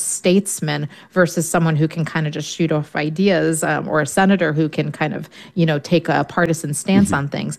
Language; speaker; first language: English; native; English